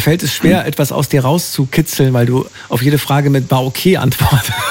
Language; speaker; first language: German; native; German